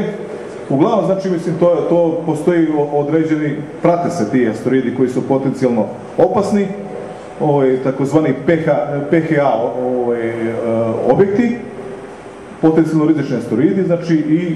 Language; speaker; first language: Serbian; native; Serbian